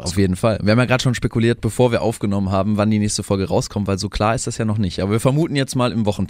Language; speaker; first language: German; native; German